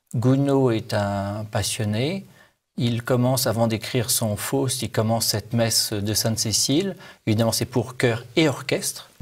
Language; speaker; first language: French; native; French